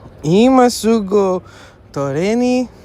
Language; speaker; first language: Japanese; non-native, learner; English